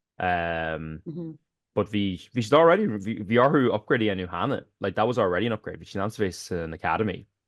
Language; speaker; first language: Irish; native; Irish